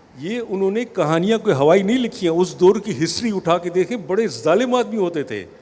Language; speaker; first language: Urdu; non-native, local second language; Sindhi